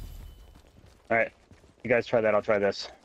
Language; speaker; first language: English; native; English